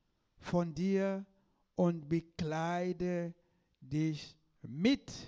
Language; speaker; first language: German; non-native, learner; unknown